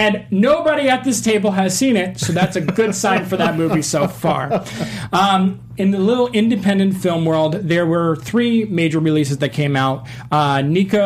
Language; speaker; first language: English; native; English